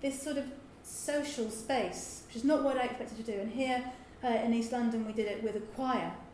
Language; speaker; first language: English; native; English